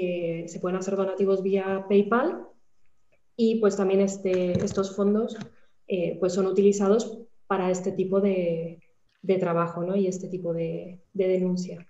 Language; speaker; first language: Spanish; native; Spanish